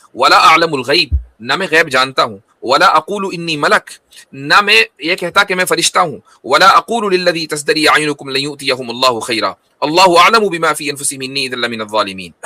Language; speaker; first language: Urdu; native; Urdu